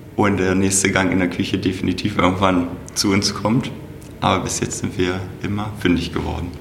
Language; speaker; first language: German; native; German